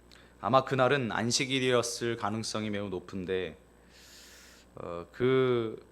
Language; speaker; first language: Korean; native; Korean